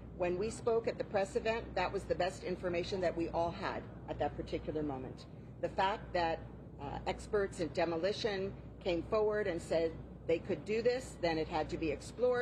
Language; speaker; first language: English; native; English